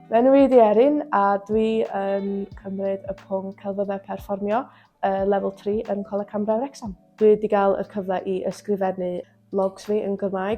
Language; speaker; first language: Welsh; non-native, local second language; English